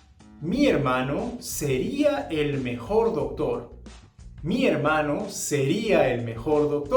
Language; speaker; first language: Spanish; non-native, fluent; English